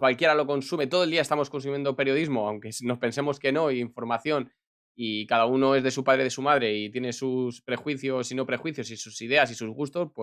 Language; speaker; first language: Spanish; native; Spanish